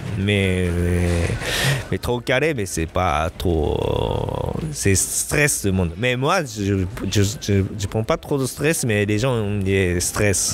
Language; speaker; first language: French; non-native, learner; Japanese